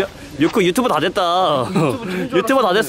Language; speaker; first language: Korean; native; Korean